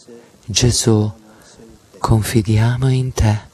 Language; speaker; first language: Italian; native; Italian